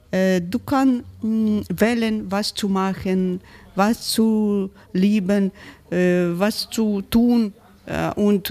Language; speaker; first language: German; non-native, learner; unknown